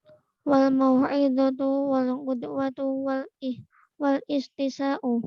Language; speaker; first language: Arabic; non-native, learner; Indonesian